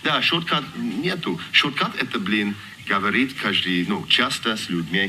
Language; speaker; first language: Russian; non-native, learner; English